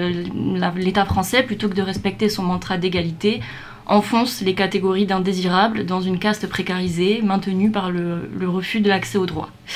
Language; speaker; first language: French; native; French